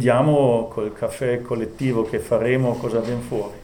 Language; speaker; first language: Italian; non-native, fluent; German